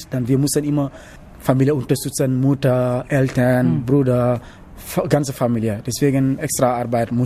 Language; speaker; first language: German; non-native, fluent; Wolof